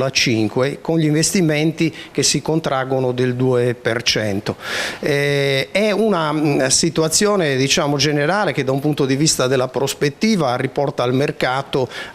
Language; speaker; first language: Italian; native; Italian